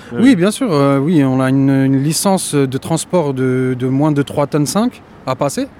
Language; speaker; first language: French; native; French